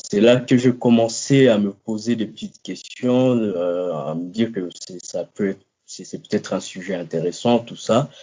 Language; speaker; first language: French; non-native, local second language; Lingala